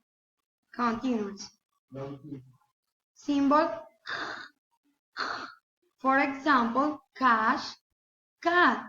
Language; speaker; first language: English; non-native, learner; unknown